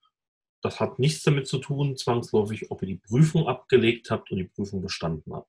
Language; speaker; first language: German; native; German